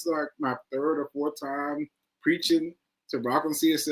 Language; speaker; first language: English; native; English